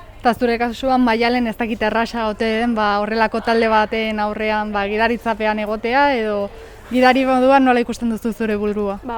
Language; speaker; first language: Basque; native; Basque